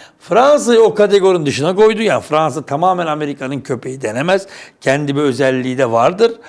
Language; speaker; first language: Turkish; native; Turkish